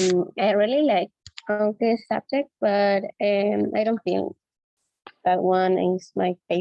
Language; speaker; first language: English; non-native, learner; Spanish